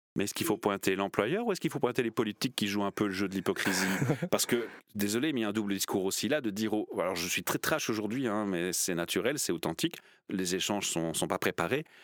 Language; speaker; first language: French; native; French